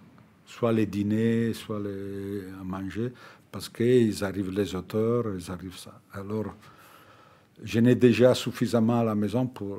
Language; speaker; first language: French; non-native, fluent; Italian